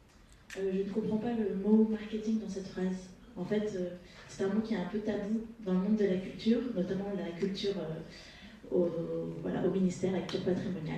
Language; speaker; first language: French; native; French